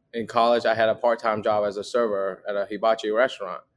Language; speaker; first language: English; early bilingual, other home language; Vietnamese